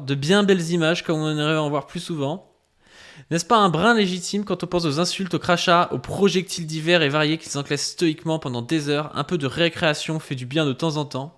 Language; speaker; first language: French; native; French